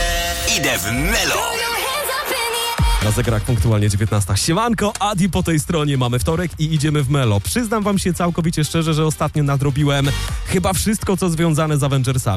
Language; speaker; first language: Polish; native; Polish